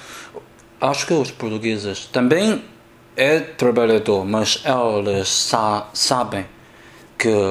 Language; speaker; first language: Portuguese; non-native, learner; Chinese